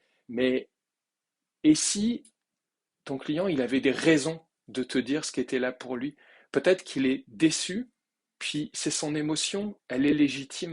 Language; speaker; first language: French; native; French